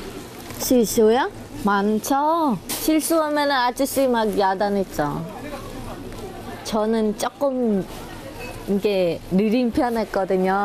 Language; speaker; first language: Korean; non-native, fluent; Khmer